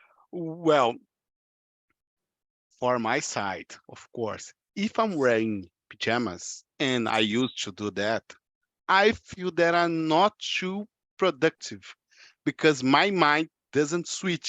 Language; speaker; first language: English; non-native, fluent; Portuguese